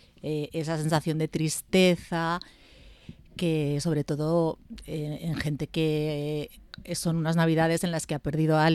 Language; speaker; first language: Spanish; native; Spanish